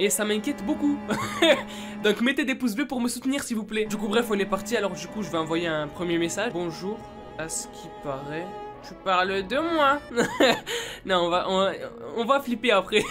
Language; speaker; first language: French; native; French